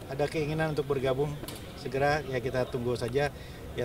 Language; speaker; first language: Indonesian; native; Indonesian